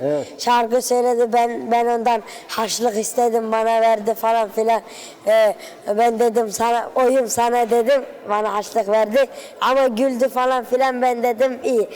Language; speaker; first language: Turkish; early bilingual, other home language; Arabic